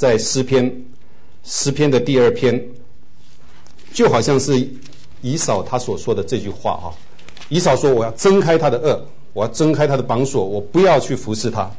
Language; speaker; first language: Chinese; native; Chinese